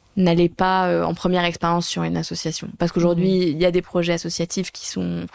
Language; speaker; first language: French; native; French